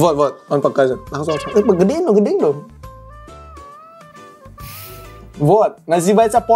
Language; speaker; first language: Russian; non-native, fluent; Indonesian